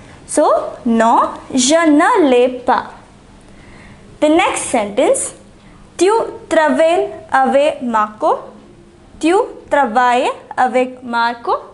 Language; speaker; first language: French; non-native, fluent; English